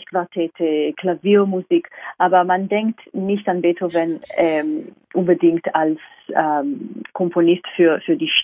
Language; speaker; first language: German; non-native, fluent; Hebrew